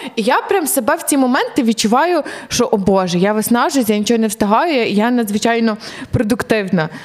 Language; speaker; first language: Ukrainian; native; Ukrainian